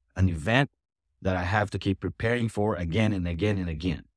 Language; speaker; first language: English; non-native, local second language; Filipino